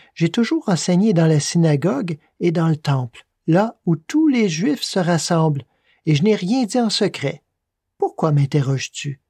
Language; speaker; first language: French; native; French